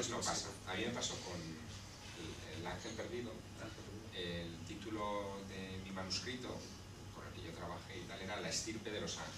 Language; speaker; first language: Spanish; native; Spanish